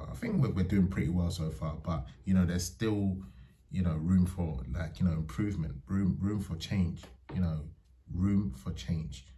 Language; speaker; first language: English; native; English